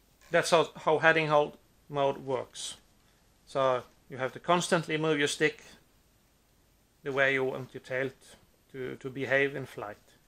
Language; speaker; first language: English; non-native, fluent; Norwegian